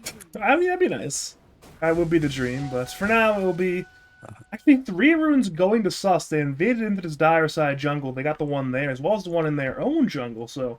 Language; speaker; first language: English; native; English